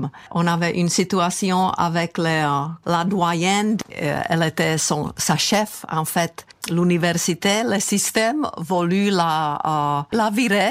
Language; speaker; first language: French; non-native, fluent; Czech